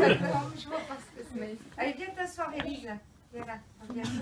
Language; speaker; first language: French; native; French